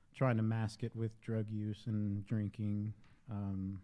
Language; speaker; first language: English; native; English